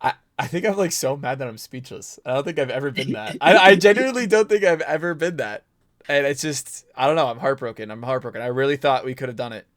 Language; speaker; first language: English; native; English